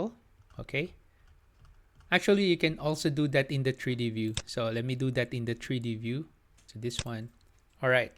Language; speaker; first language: English; non-native, local second language; Filipino